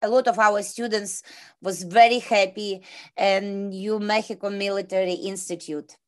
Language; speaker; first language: English; non-native, learner; Ukrainian